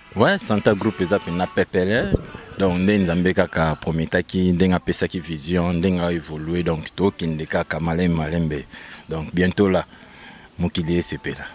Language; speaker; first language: Lingala; native; Lingala